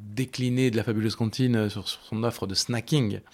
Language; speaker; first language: French; native; French